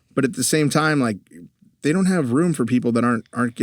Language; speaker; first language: English; native; English